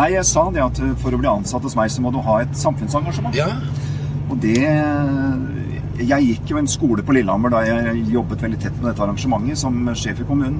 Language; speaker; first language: Norwegian; native; Norwegian